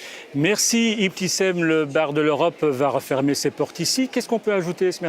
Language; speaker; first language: French; native; French